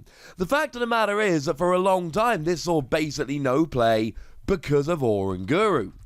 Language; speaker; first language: English; native; English